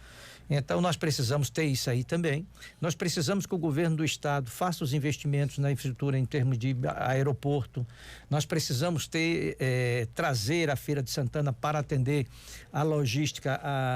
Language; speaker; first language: Portuguese; native; Portuguese